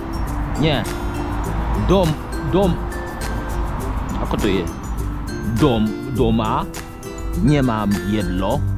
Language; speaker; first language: Slovak; non-native, learner; English